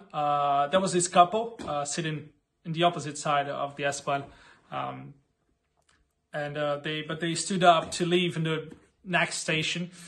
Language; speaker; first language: English; non-native, fluent; Portuguese